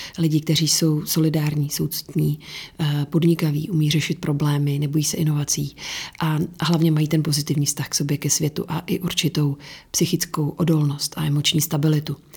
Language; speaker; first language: Czech; native; Czech